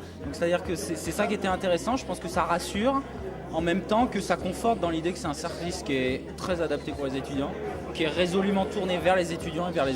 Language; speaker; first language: French; native; French